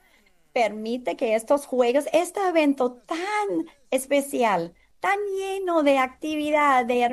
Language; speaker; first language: Spanish; non-native, fluent; English